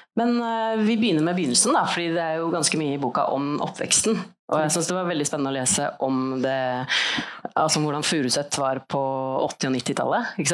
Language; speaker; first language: Norwegian; native; Norwegian